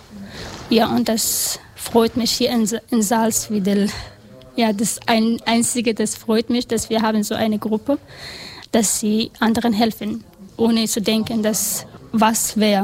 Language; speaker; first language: German; non-native, learner; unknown